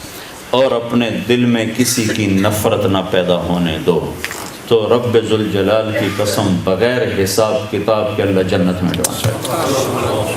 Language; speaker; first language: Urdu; non-native, local second language; Punjabi